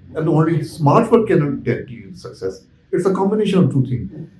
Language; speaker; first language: English; non-native, local second language; Urdu